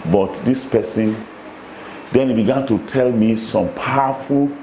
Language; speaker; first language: English; non-native, local second language; Yoruba